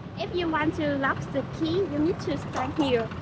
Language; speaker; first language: English; non-native, learner; Vietnamese